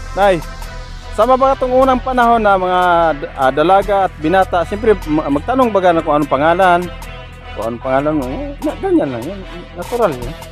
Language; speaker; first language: Filipino; non-native, local second language; Cebuano